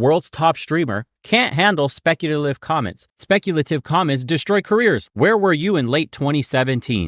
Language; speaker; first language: English; native; English